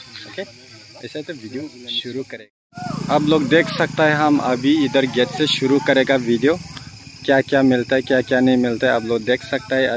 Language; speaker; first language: Hindi; non-native, local second language; Bodo